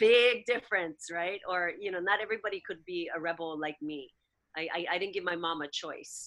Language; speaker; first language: English; early bilingual, other home language; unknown